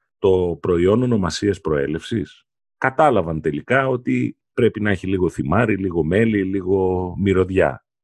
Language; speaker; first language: Greek; native; Greek